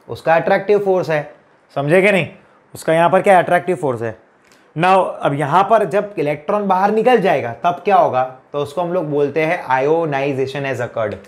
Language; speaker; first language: Hindi; non-native, local second language; Gujarati